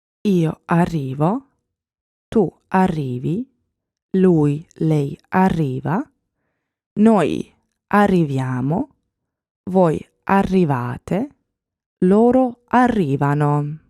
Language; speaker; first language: Italian; non-native, fluent; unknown